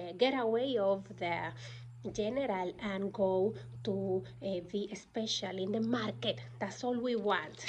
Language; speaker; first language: English; non-native, fluent; Spanish